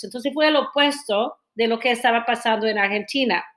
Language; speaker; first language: Spanish; non-native, fluent; English